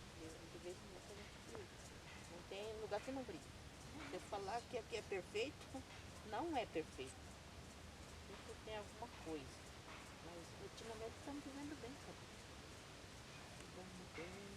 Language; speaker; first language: Portuguese; non-native, local second language; Guarani